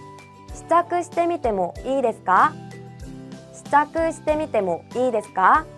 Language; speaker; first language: Japanese; non-native, fluent; Korean